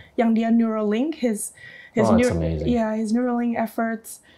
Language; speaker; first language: Indonesian; native; Indonesian